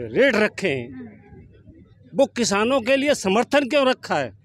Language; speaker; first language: Hindi; native; Hindi